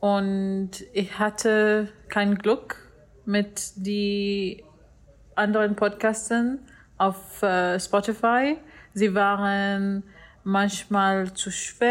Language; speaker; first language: German; non-native, learner; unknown